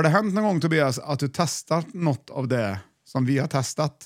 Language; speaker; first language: Swedish; native; Swedish